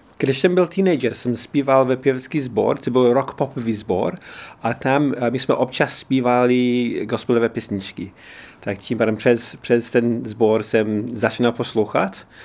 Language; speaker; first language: Czech; non-native, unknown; English